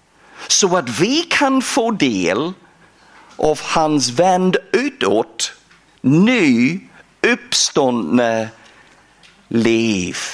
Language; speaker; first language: Swedish; non-native, fluent; English